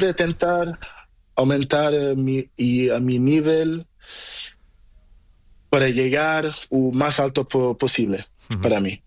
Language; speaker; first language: Spanish; non-native, learner; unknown